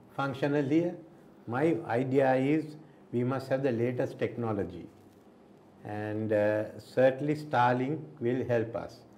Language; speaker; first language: English; non-native, local second language; Sinhala